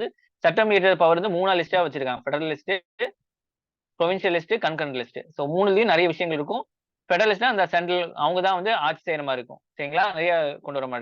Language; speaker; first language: Tamil; native; Tamil